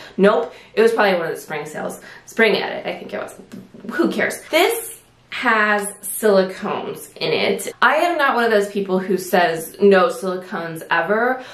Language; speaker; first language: English; native; English